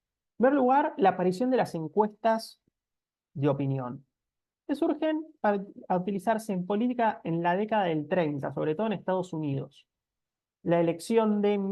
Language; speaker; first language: Spanish; native; Spanish